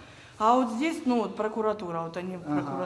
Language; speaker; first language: Russian; native; Russian